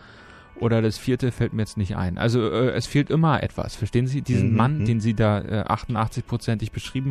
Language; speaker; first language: German; native; German